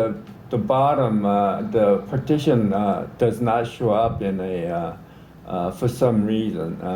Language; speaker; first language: English; native; English